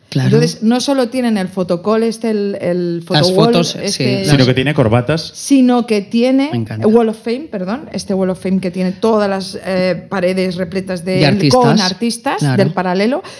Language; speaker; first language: Spanish; native; Spanish